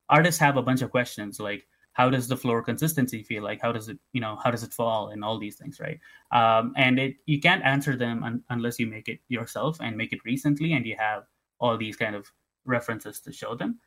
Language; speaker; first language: English; non-native, local second language; Tamil